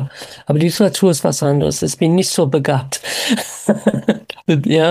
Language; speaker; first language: German; non-native, fluent; English